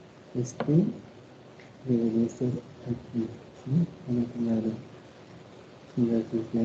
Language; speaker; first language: Spanish; non-native, fluent; French